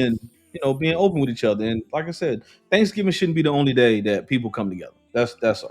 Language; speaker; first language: English; native; English